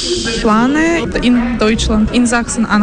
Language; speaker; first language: German; non-native, fluent; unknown